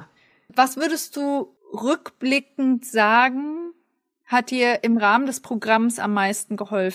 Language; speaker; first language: German; native; German